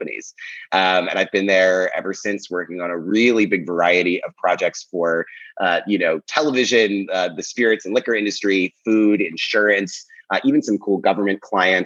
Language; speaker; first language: English; native; English